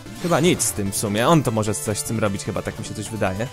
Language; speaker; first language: Polish; native; Polish